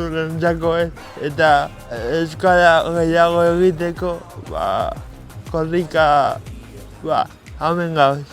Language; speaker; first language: Basque; non-native, local second language; Spanish